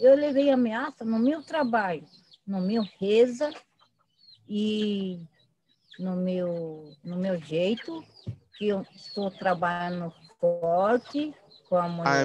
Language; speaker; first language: Portuguese; non-native, local second language; Guarani